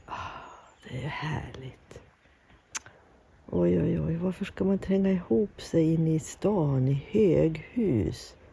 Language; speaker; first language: Swedish; native; Swedish